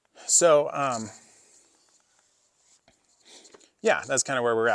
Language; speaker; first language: English; native; English